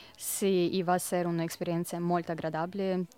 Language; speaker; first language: Catalan; non-native, learner; Russian